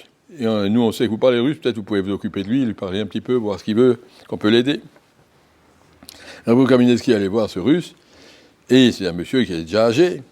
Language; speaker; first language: French; native; French